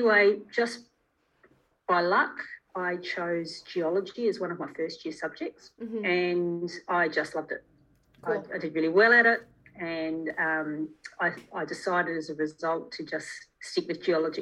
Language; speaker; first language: English; native; English